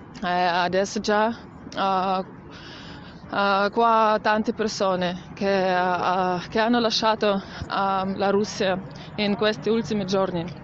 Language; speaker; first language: Italian; non-native, learner; Russian